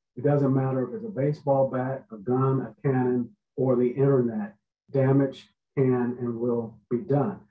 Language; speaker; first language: English; native; English